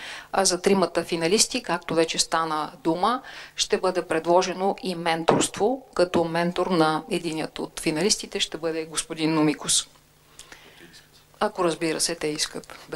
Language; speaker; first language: Bulgarian; native; Bulgarian